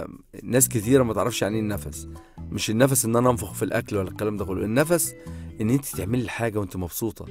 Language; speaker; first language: Arabic; native; Arabic